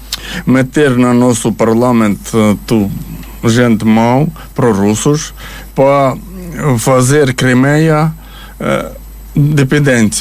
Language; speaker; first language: Portuguese; non-native, learner; Ukrainian